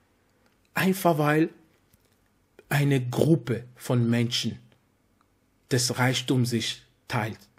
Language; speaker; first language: German; non-native, fluent; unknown